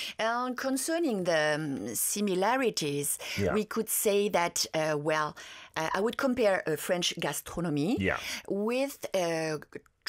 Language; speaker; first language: English; non-native, fluent; French